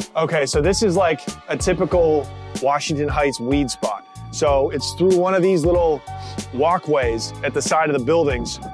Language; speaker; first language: English; native; English